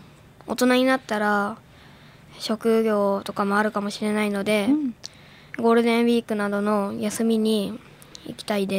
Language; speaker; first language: Japanese; native; Japanese